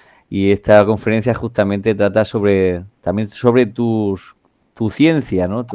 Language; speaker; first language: Spanish; native; Spanish